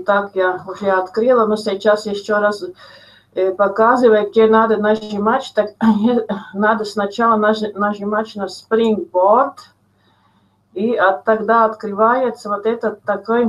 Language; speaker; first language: Russian; non-native, local second language; Latvian